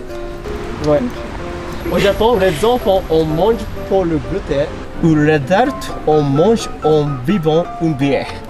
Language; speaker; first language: French; non-native, fluent; Japanese